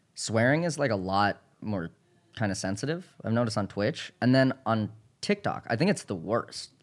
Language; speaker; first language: English; native; English